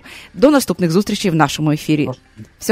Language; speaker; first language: Ukrainian; native; Ukrainian